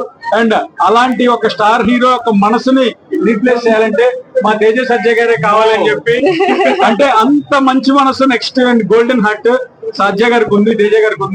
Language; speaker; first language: Telugu; native; Telugu